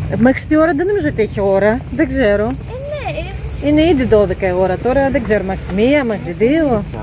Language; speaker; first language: Greek; non-native, fluent; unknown